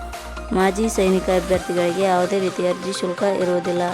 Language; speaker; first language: Kannada; native; Kannada